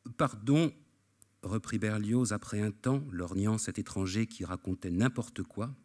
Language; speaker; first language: French; native; French